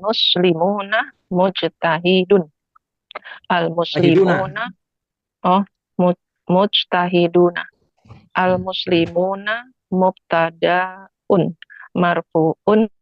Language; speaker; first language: Arabic; non-native, learner; Indonesian